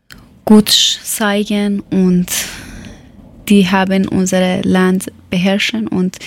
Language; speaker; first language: German; non-native, learner; Persian